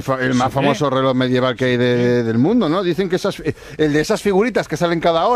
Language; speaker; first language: Spanish; native; Spanish